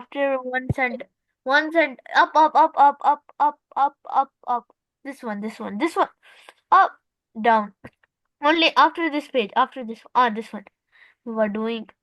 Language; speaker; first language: English; non-native, local second language; Urdu